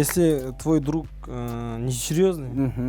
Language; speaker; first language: Russian; non-native, local second language; Kazakh